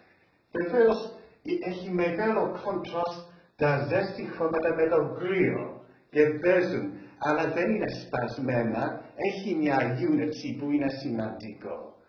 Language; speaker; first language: Greek; early bilingual, heritage; English